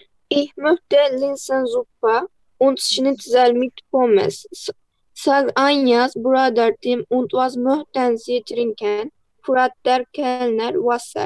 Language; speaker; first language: German; non-native, learner; Turkish